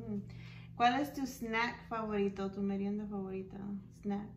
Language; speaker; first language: Spanish; early bilingual, heritage; Spanish